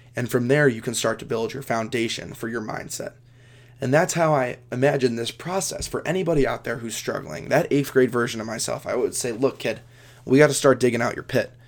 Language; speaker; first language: English; native; English